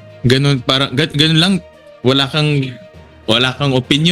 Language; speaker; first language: Filipino; native; Filipino